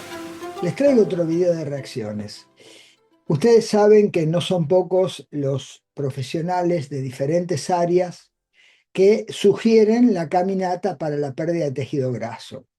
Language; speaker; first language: Spanish; native; Spanish